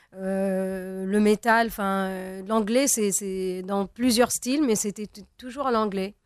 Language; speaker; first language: French; non-native, local second language; Arabic